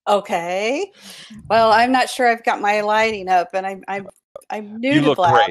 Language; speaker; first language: English; native; English